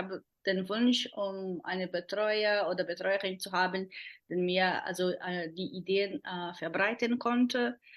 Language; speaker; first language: German; non-native, fluent; Portuguese